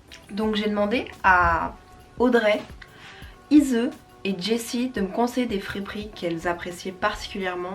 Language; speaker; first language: French; native; French